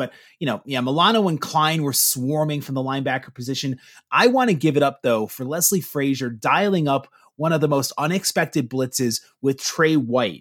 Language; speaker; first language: English; native; English